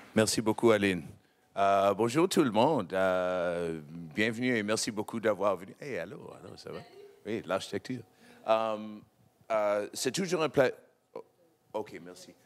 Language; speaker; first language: French; non-native, local second language; English